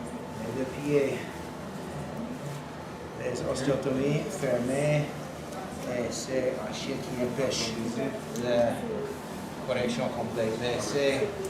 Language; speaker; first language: French; non-native, learner; English